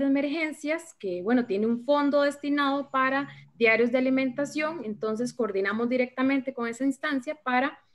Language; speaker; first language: Spanish; native; Spanish